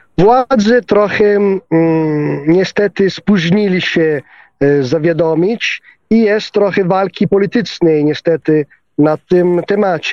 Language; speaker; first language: Polish; non-native, fluent; Italian